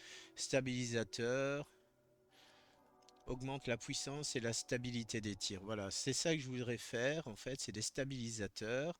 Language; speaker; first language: French; native; French